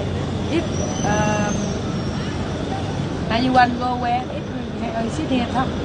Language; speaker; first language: English; non-native, learner; Vietnamese